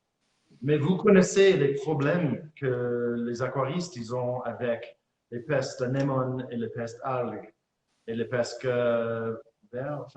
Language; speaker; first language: French; non-native, fluent; English